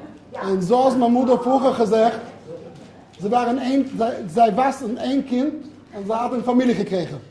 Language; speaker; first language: Dutch; non-native, learner; Hebrew